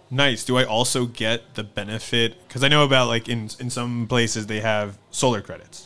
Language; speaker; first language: English; native; English